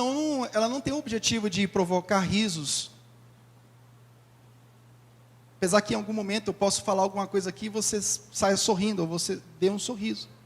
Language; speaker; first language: Portuguese; native; Portuguese